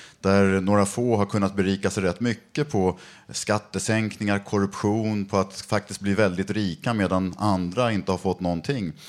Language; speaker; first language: Swedish; native; Swedish